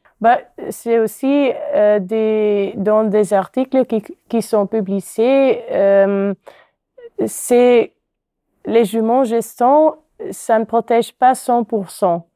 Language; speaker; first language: French; non-native, local second language; Dutch